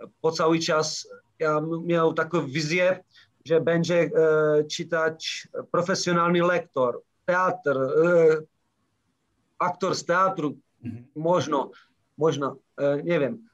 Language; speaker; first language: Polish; non-native, learner; Czech